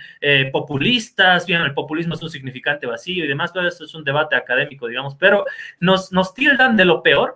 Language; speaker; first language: Spanish; native; Spanish